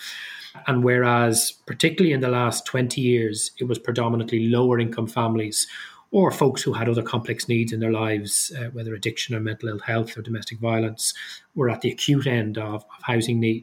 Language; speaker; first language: English; native; English